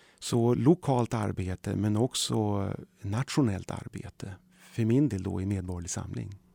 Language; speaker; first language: Swedish; early bilingual, other home language; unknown